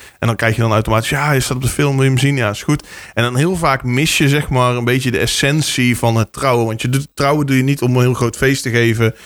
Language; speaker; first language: Dutch; native; Dutch